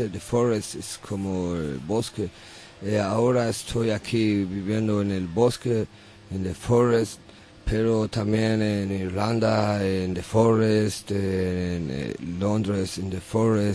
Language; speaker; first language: Spanish; non-native, learner; English